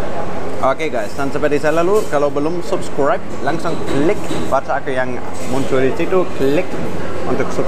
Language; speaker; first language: Indonesian; non-native, fluent; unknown